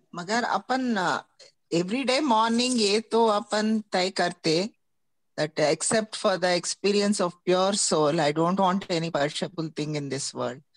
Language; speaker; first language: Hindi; non-native, local second language; Gujarati